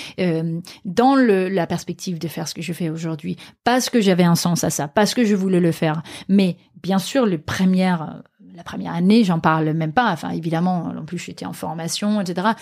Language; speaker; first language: French; non-native, fluent; Danish